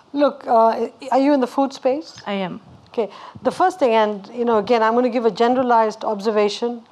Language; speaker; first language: English; non-native, local second language; Tamil